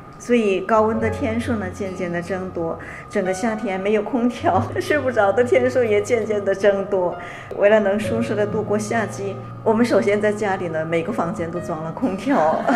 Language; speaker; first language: Chinese; native; Chinese